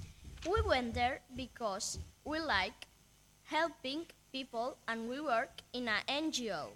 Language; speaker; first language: English; non-native, learner; Catalan